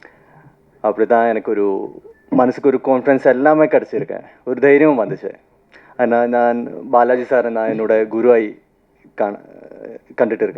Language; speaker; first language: Tamil; non-native, fluent; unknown